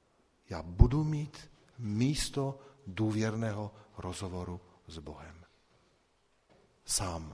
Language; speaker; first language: Czech; non-native, local second language; Polish